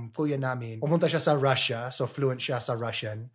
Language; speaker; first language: Filipino; non-native, fluent; English